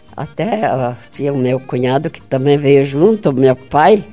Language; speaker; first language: Portuguese; native; Portuguese